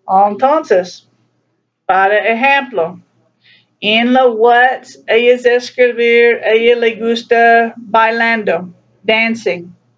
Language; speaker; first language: Spanish; non-native, learner; English